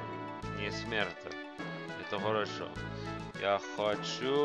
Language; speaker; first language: Russian; non-native, learner; English